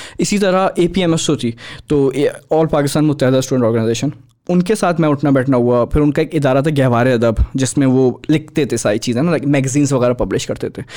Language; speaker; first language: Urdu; native; Urdu